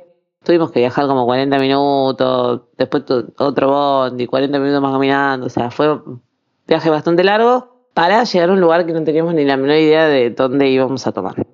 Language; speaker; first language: Spanish; native; Spanish